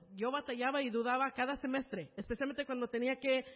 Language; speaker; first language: Spanish; early bilingual, heritage; Spanish